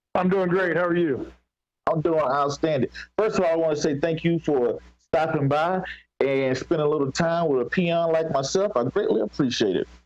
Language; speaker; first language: English; native; English